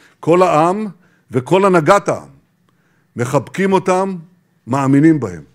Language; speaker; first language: Hebrew; native; Hebrew